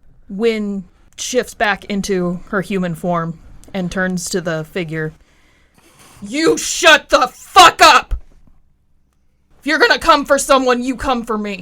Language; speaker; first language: English; native; English